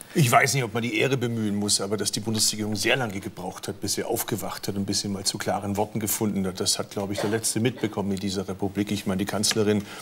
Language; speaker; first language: German; early bilingual, other home language; Turkish